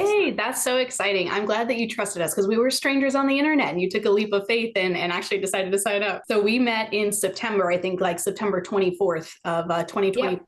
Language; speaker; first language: English; native; English